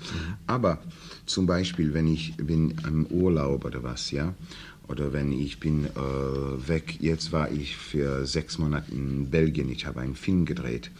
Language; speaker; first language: German; non-native, learner; English